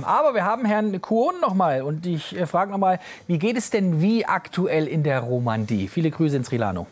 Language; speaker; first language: German; native; German